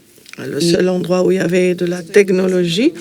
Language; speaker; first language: French; non-native, fluent; Spanish